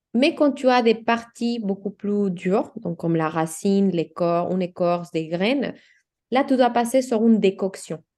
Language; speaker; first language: French; non-native, fluent; Spanish